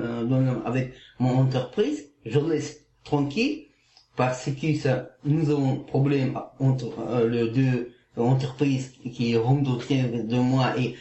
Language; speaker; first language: French; non-native, learner; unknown